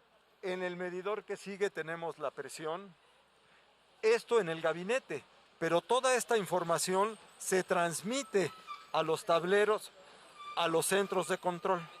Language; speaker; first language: Spanish; native; Spanish